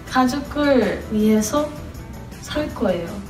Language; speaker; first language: Korean; non-native, learner; Chinese